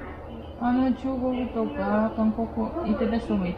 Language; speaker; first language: Japanese; non-native, fluent; Portuguese